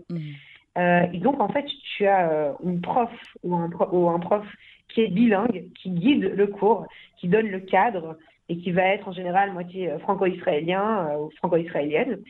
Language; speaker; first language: French; native; French